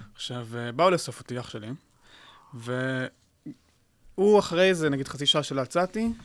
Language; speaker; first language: Hebrew; native; Hebrew